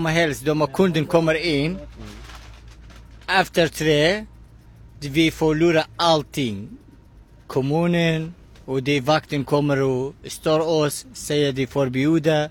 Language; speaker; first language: Swedish; non-native, learner; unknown